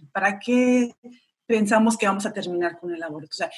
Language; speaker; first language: Spanish; early bilingual, heritage; Spanish